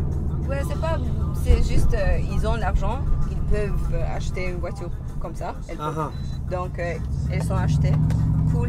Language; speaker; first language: French; non-native, learner; English